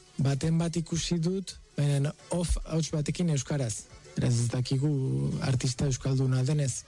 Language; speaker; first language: Basque; non-native, fluent; Spanish